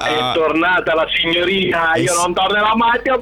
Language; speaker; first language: Italian; native; Italian